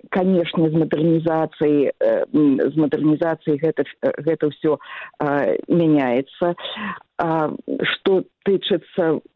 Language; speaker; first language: Belarusian; native; Belarusian